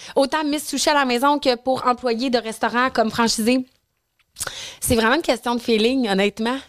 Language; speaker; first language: French; native; French